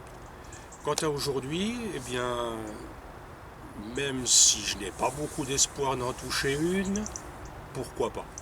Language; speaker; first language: French; native; French